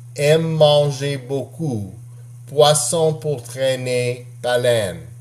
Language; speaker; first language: French; non-native, local second language; English